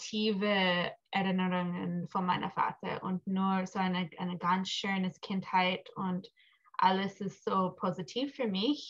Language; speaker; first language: German; early bilingual, heritage; English